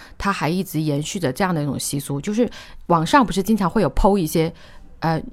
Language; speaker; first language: Chinese; native; Chinese